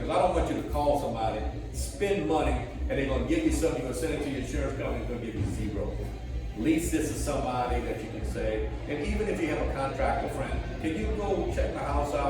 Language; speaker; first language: English; native; English